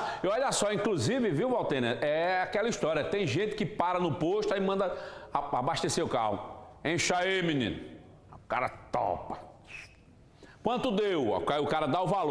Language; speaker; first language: Portuguese; native; Portuguese